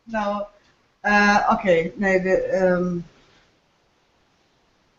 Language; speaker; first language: English; non-native, learner; French